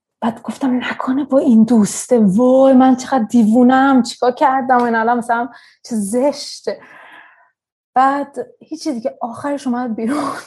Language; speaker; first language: Persian; early bilingual, heritage; Persian